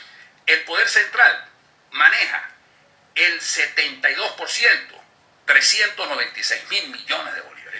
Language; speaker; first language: Spanish; native; Spanish